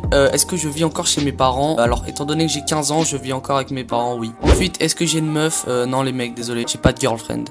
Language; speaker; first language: French; native; French